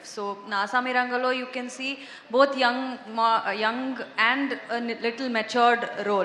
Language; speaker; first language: Telugu; non-native, fluent; Kannada